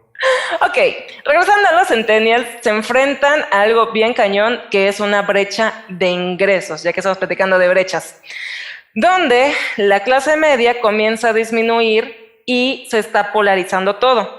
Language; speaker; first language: Spanish; native; Spanish